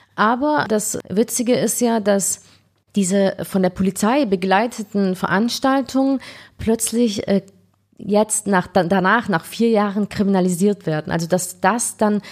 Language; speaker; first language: German; native; German